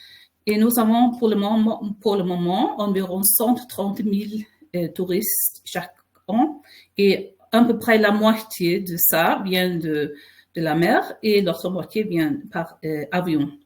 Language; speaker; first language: French; non-native, fluent; Faroese